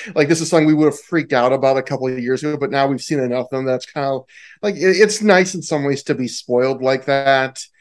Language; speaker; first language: English; native; English